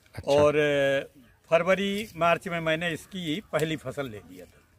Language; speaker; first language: Hindi; native; Hindi